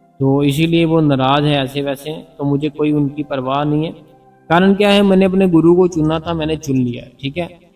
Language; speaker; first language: Hindi; non-native, local second language; Punjabi